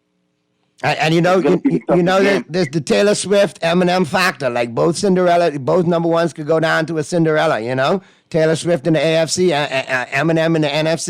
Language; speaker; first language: English; native; English